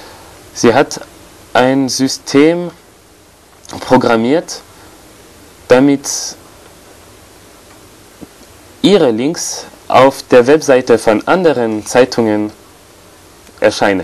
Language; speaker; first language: German; non-native, fluent; French